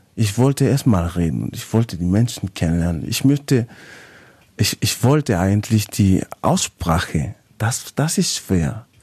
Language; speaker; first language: German; non-native, fluent; Spanish